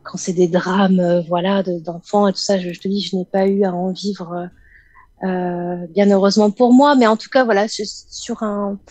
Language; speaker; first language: French; native; French